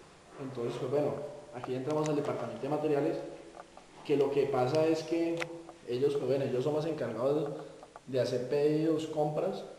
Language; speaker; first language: Spanish; native; Spanish